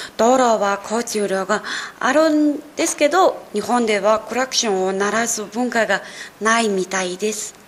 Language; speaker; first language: Japanese; non-native, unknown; Mongolian